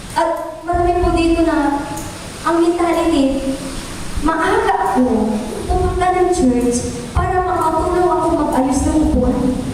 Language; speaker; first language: Filipino; native; Filipino